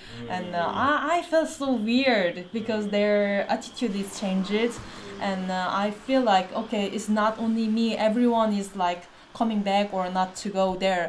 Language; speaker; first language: English; non-native, fluent; Korean